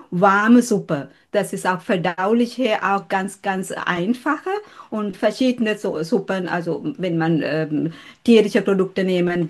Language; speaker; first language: German; non-native, fluent; Sinhala